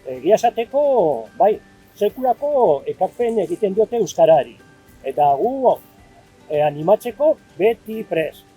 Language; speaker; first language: Basque; non-native, local second language; Spanish